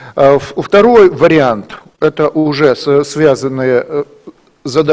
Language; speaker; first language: Russian; native; Russian